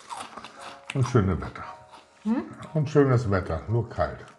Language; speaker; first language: German; native; German